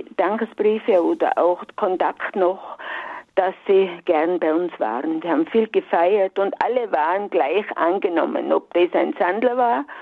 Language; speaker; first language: German; native; German